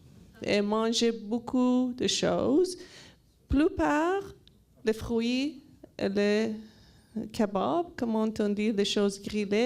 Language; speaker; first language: French; non-native, learner; Persian